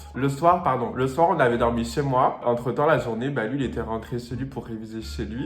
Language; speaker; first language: French; native; French